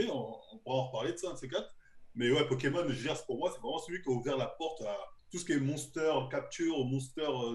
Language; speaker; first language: French; native; French